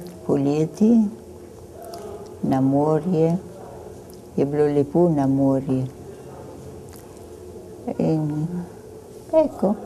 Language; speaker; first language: Slovenian; early bilingual, heritage; Slovenian